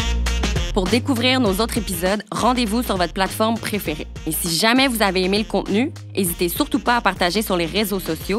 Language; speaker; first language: French; native; French